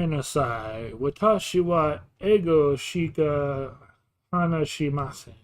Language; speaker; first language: Japanese; non-native, learner; English